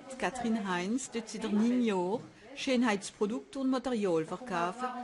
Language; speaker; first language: German; non-native, local second language; French